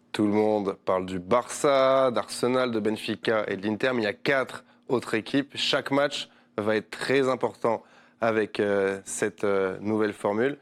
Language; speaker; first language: French; native; French